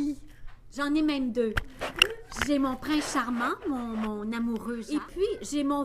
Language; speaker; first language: French; native; French